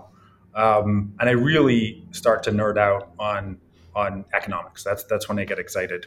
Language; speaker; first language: English; native; English